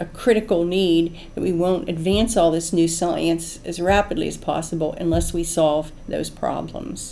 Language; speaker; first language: English; native; English